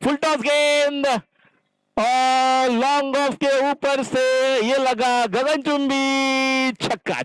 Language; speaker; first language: Hindi; non-native, local second language; Marathi